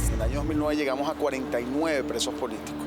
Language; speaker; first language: Spanish; native; Spanish